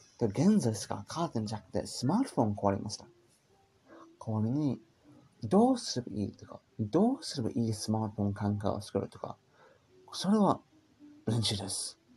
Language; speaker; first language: Japanese; non-native, learner; English